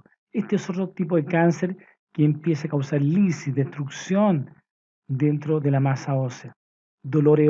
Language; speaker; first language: Spanish; native; Spanish